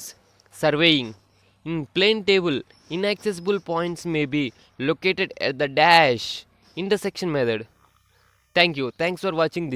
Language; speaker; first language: English; non-native, local second language; Telugu